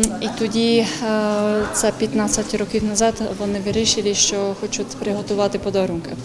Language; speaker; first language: Ukrainian; non-native, fluent; Czech